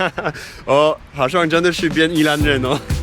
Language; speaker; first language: Chinese; non-native, fluent; French